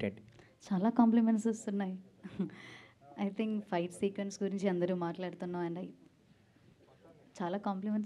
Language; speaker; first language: Telugu; non-native, fluent; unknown